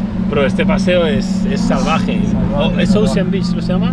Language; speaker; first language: Spanish; native; Spanish